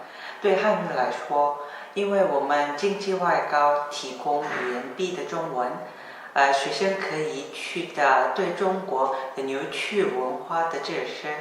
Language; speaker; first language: Chinese; non-native, learner; Korean